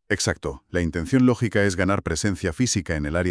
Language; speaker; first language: Spanish; native; Spanish